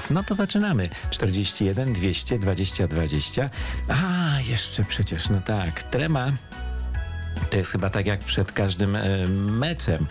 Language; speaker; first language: Polish; native; Polish